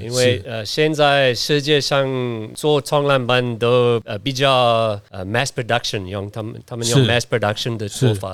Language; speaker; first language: Chinese; non-native, learner; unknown